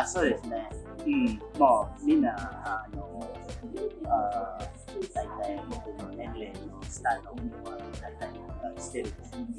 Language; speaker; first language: Japanese; non-native, fluent; Indonesian